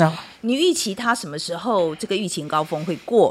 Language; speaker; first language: Chinese; native; Chinese